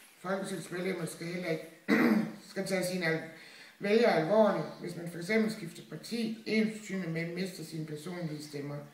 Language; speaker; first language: Danish; native; Danish